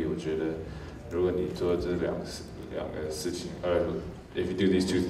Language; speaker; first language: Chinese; early bilingual, heritage; English